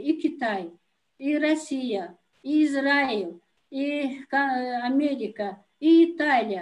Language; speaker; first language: Russian; non-native, local second language; Tajik